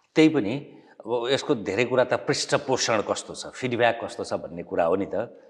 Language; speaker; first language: Nepali; native; Nepali